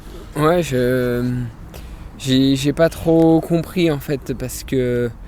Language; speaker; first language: French; native; French